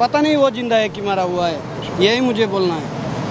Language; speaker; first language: Hindi; non-native, fluent; Bangla